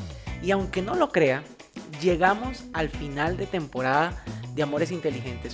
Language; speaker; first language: Spanish; native; Spanish